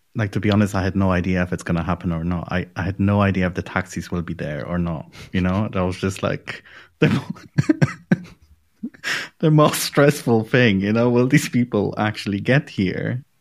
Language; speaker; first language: English; non-native, fluent; Polish